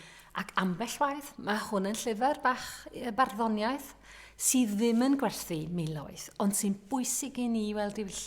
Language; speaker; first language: Welsh; non-native, fluent; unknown